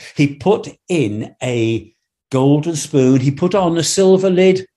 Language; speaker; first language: German; non-native, fluent; English